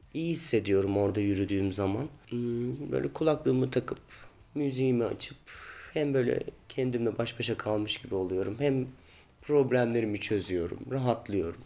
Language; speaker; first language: Turkish; native; Turkish